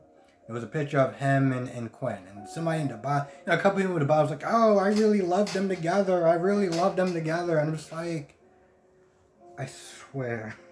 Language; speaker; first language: English; native; English